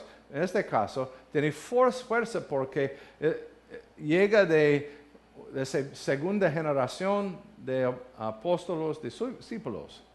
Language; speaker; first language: Spanish; non-native, learner; English